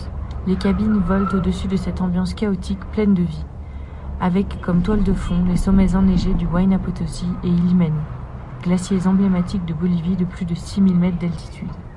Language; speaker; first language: French; native; French